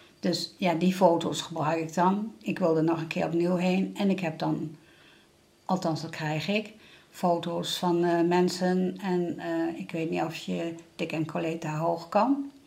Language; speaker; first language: Dutch; native; Dutch